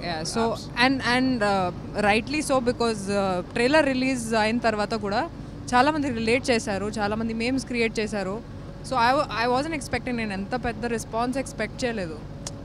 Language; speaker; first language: Telugu; non-native, fluent; Hindi